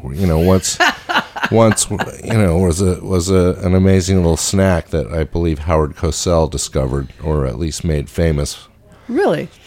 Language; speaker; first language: English; native; English